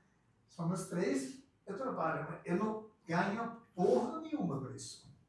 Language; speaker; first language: Portuguese; non-native, fluent; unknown